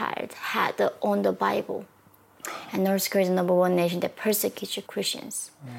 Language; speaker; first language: English; non-native, fluent; Korean